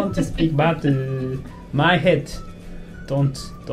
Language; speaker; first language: English; non-native, learner; Japanese